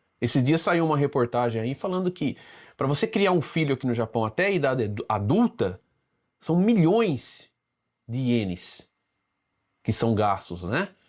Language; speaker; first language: Portuguese; native; Portuguese